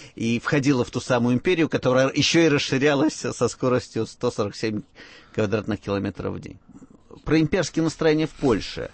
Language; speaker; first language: Russian; native; Russian